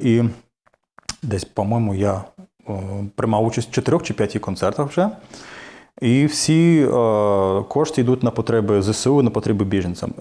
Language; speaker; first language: Ukrainian; non-native, fluent; Russian